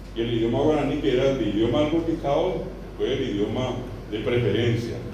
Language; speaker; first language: Spanish; non-native, local second language; Guarani